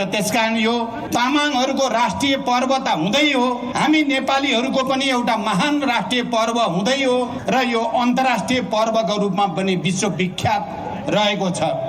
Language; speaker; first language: Nepali; native; Nepali